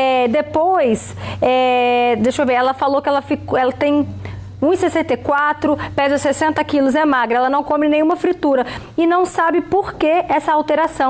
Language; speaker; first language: Portuguese; native; Portuguese